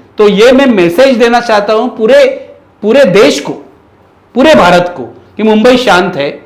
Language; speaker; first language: Hindi; non-native, local second language; Marathi